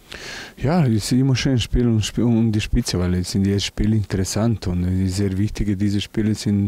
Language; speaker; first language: German; non-native, learner; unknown